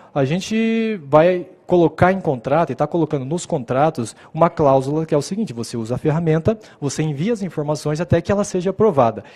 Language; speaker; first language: Portuguese; native; Portuguese